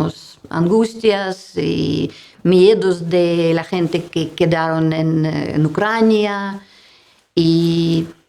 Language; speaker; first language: Spanish; non-native, learner; Russian